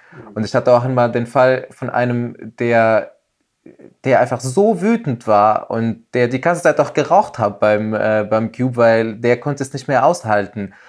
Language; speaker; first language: German; non-native, fluent; Arabic